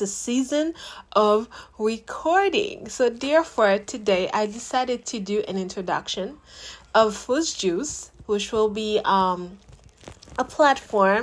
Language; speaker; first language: English; non-native, fluent; Haitian Creole